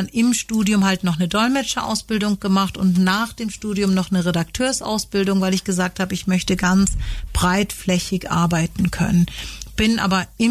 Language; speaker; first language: German; native; German